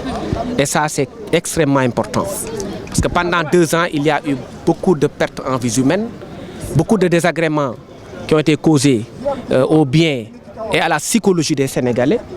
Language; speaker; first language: French; non-native, local second language; Wolof